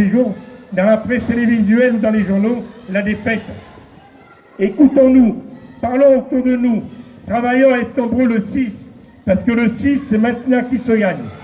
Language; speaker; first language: French; native; French